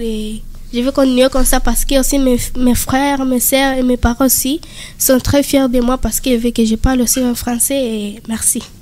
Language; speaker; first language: French; non-native, learner; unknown